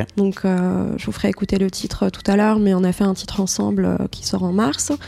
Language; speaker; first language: French; non-native, local second language; Arabic